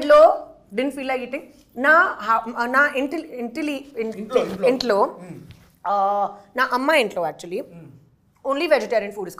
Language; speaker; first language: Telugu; non-native, local second language; Hindi